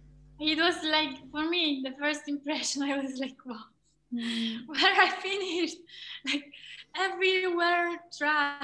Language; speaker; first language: English; non-native, learner; Polish